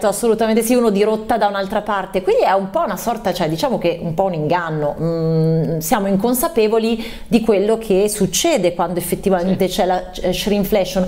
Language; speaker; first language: Italian; native; Italian